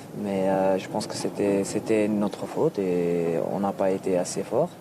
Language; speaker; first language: French; non-native, local second language; Dutch